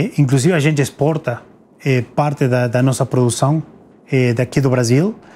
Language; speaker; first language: Portuguese; non-native, fluent; Spanish